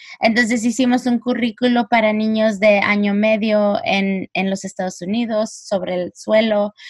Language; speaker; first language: Spanish; early bilingual, heritage; Spanish